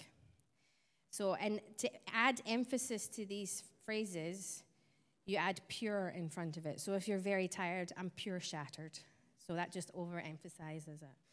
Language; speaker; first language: English; native; English